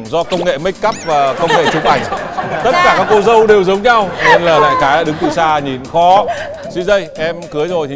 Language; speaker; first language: Vietnamese; native; Vietnamese